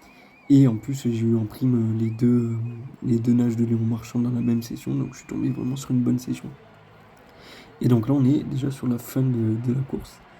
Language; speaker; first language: French; native; French